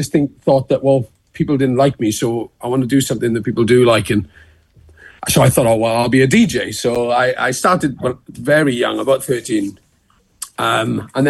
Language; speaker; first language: English; native; English